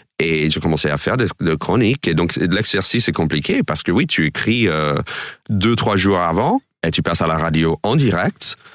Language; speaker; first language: French; non-native, fluent; English